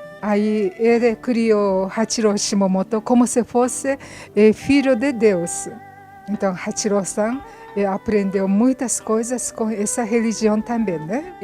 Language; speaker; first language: Portuguese; non-native, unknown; Japanese